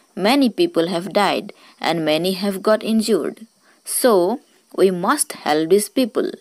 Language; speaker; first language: English; non-native, local second language; Assamese